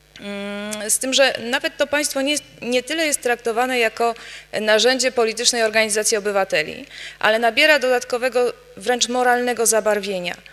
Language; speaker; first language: Polish; native; Polish